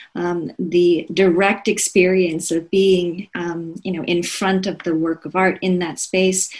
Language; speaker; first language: English; non-native, fluent; Korean